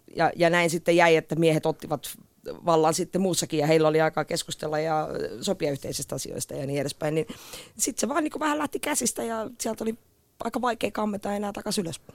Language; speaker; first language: Finnish; native; Finnish